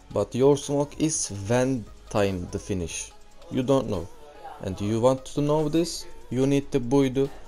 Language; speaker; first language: English; non-native, learner; Turkish